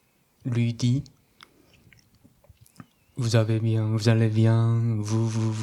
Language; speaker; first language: French; non-native, learner; Korean